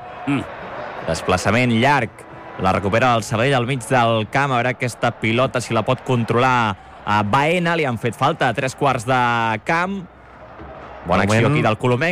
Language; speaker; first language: Catalan; native; Catalan